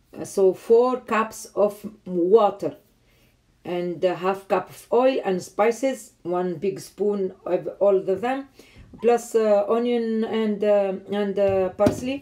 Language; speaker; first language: English; non-native, learner; Arabic